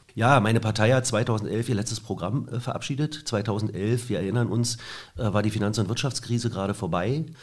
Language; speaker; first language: German; native; German